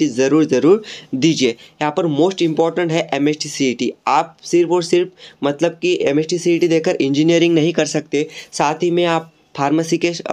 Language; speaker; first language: Hindi; non-native, local second language; Marathi